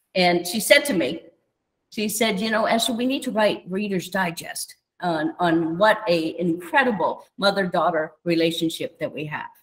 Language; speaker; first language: English; native; English